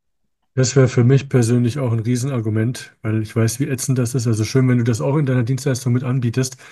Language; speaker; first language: German; native; German